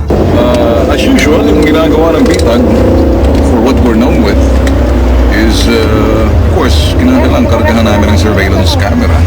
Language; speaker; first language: English; non-native, local second language; Filipino